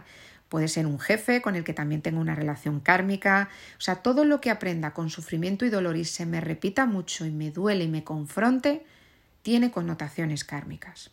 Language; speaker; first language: Spanish; native; Spanish